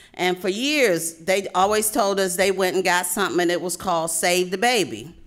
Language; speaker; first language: English; native; English